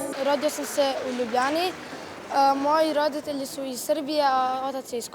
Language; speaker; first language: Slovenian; early bilingual, other home language; Serbian